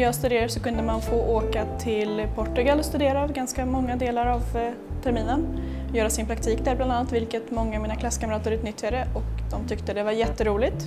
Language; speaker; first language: Swedish; native; Swedish